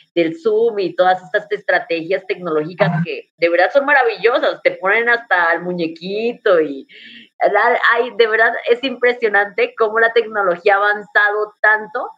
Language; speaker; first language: Spanish; native; Spanish